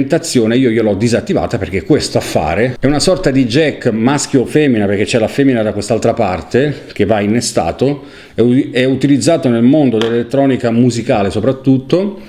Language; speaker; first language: Italian; native; Italian